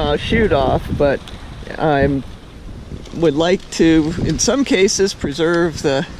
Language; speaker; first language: English; native; English